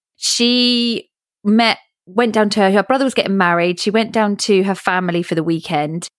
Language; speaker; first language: English; native; English